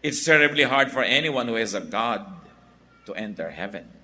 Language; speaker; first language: English; non-native, local second language; Filipino